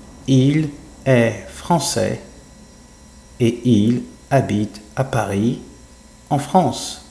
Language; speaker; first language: French; non-native, fluent; English